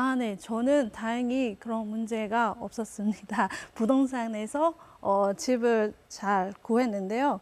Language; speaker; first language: Korean; non-native, fluent; Burmese